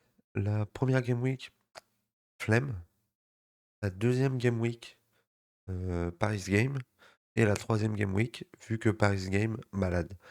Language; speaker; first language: French; native; French